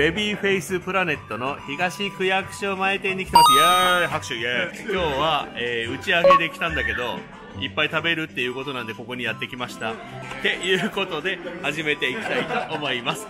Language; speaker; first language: Japanese; native; Japanese